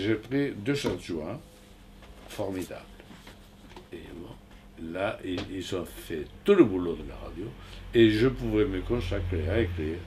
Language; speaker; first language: French; non-native, fluent; Spanish